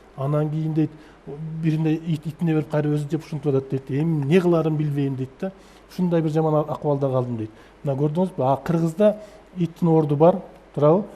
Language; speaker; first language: Kyrgyz; native; Kyrgyz